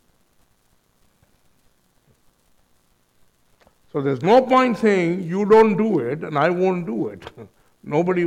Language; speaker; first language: English; non-native, local second language; Tamil